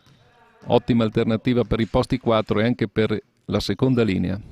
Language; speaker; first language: Italian; native; Italian